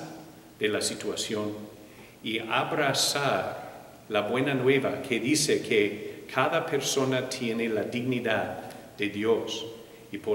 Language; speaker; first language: Spanish; non-native, fluent; English